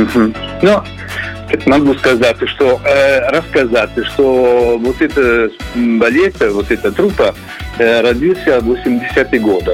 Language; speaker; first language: Russian; non-native, fluent; Italian